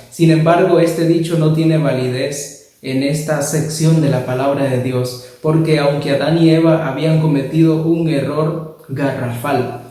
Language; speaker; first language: Spanish; native; Spanish